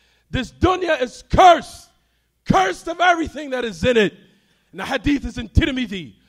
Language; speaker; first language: English; native; English